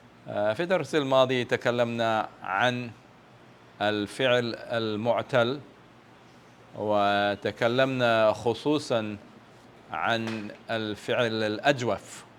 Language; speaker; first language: Arabic; non-native, fluent; English